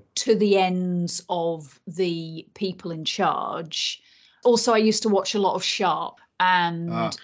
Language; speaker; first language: English; native; English